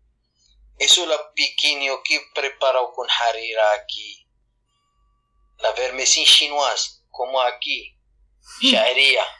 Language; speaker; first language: Spanish; non-native, learner; Arabic